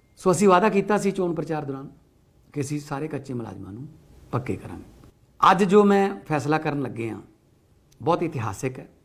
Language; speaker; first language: Punjabi; native; Punjabi